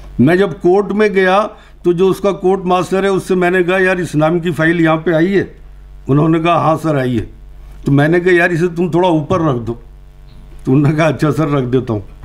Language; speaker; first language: Urdu; native; Urdu